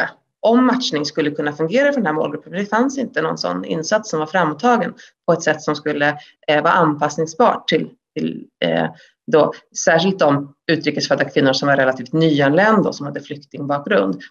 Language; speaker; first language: Swedish; native; Swedish